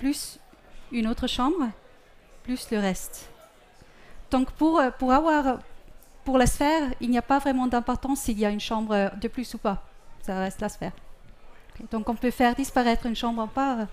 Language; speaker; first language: French; non-native, fluent; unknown